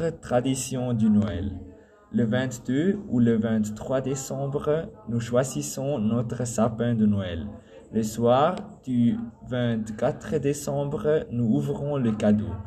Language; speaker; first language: French; non-native, learner; German